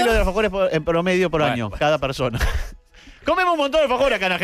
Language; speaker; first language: Spanish; native; Spanish